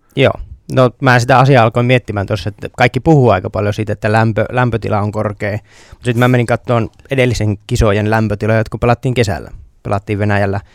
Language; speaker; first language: Finnish; native; Finnish